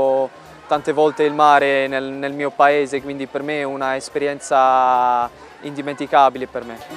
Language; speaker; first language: Italian; non-native, fluent; German